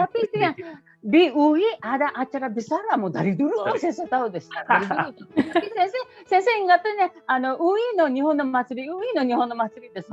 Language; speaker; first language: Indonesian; non-native, fluent; Japanese